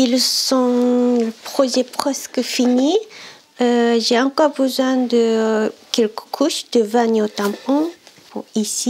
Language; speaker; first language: French; non-native, learner; Japanese